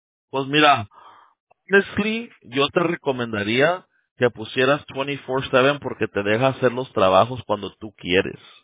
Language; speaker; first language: Spanish; early bilingual, heritage; Spanish